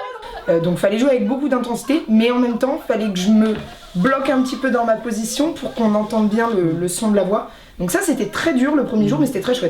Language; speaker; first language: French; native; French